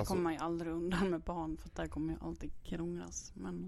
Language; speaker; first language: Swedish; native; Swedish